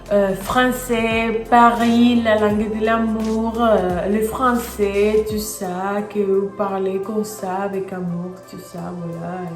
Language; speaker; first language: French; non-native, fluent; Spanish